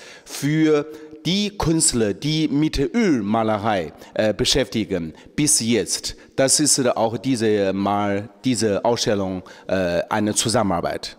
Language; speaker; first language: German; non-native, learner; Chinese